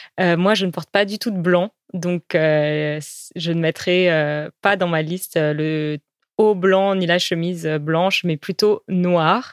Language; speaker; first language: French; native; French